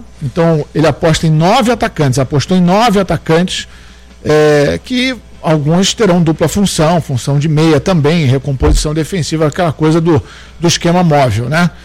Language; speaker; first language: Portuguese; native; Portuguese